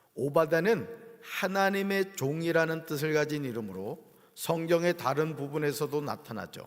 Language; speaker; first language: Korean; native; Korean